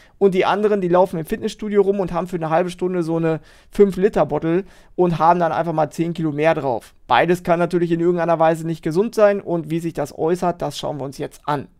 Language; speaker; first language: German; native; German